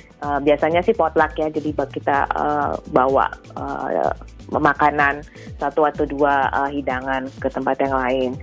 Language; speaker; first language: Indonesian; native; Indonesian